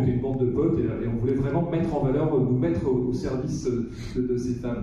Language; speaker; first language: French; native; French